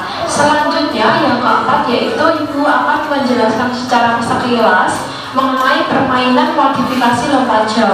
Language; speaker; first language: Indonesian; native; Indonesian